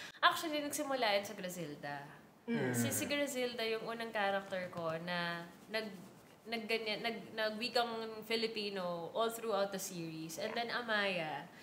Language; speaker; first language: Filipino; native; Filipino